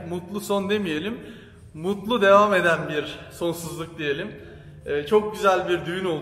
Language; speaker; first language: Turkish; native; Turkish